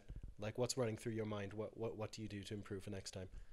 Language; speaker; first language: English; native; English